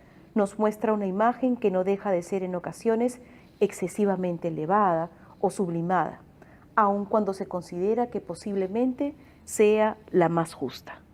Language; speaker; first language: Spanish; native; Spanish